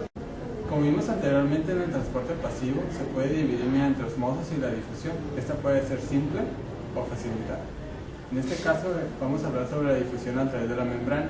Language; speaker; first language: Spanish; native; Spanish